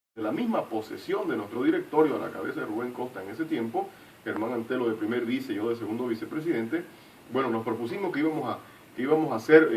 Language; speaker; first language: Spanish; native; Spanish